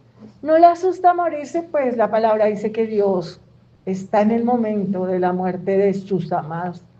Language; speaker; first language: Spanish; native; Spanish